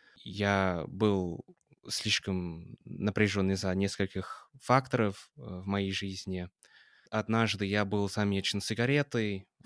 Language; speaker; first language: Russian; non-native, fluent; English